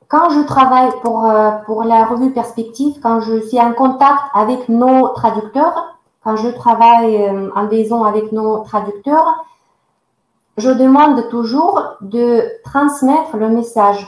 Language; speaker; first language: French; non-native, fluent; Russian